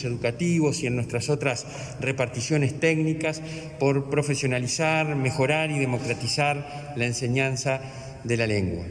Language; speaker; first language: Spanish; native; Spanish